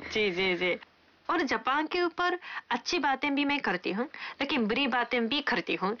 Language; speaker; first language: Hindi; non-native, fluent; Japanese